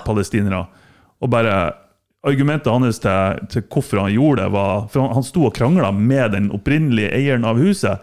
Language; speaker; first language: Norwegian; non-native, fluent; German